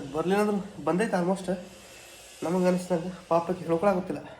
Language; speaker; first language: Kannada; native; Kannada